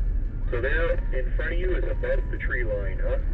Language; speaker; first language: English; native; English